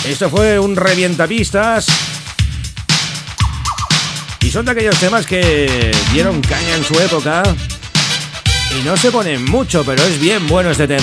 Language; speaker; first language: Spanish; native; Spanish